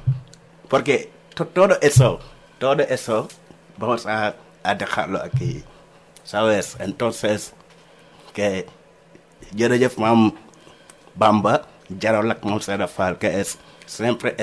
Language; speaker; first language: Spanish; non-native, learner; Wolof